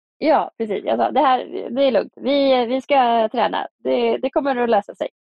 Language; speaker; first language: Swedish; native; Swedish